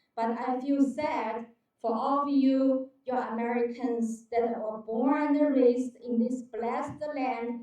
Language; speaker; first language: English; non-native, fluent; Chinese